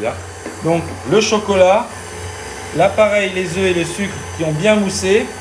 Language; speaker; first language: French; native; French